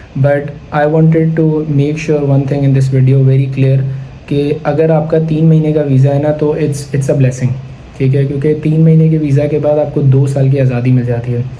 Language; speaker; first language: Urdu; native; Urdu